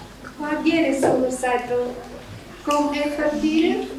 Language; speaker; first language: Icelandic; non-native, learner; Ukrainian